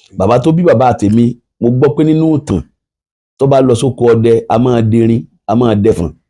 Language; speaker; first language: Yoruba; native; Yoruba